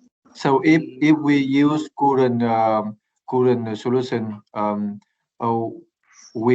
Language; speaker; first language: English; non-native, learner; Vietnamese